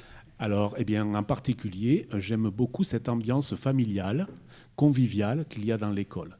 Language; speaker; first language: French; native; French